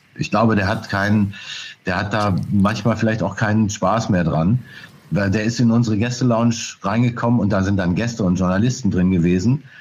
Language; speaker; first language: German; native; German